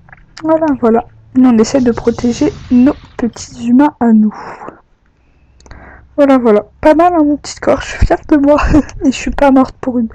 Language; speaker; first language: French; native; French